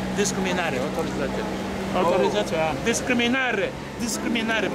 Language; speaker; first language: Romanian; non-native, learner; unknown